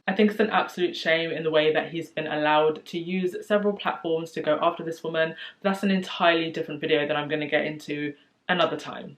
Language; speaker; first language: English; native; English